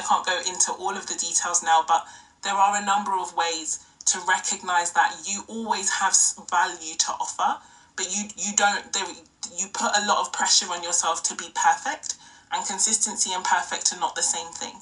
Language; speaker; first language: English; non-native, local second language; Yoruba